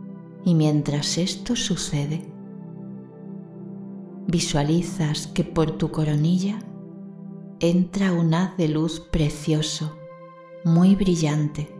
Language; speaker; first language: Spanish; native; Spanish